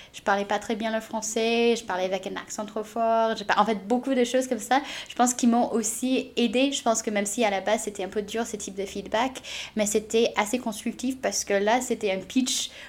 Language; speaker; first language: French; non-native, fluent; English